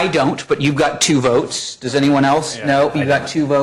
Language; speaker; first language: English; native; English